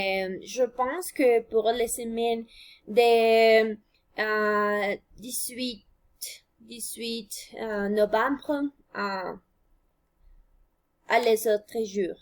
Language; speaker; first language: French; non-native, fluent; Spanish